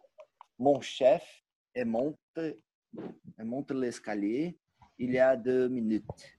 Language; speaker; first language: French; non-native, learner; Portuguese